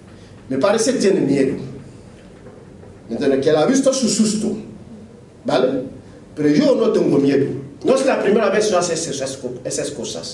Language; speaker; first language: Spanish; non-native, learner; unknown